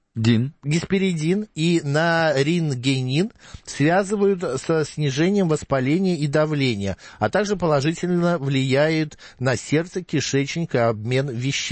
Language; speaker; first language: Russian; native; Russian